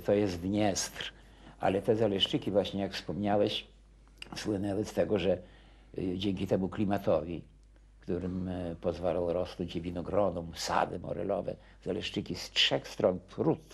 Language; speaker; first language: Polish; native; Polish